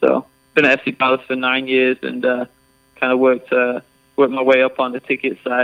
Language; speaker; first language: English; native; English